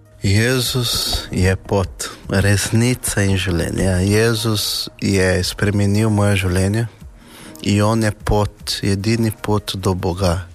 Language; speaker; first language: Slovenian; non-native, learner; Portuguese